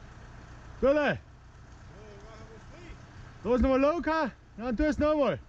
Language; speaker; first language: German; native; German